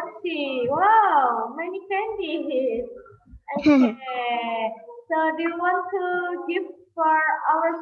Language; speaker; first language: English; non-native, fluent; Indonesian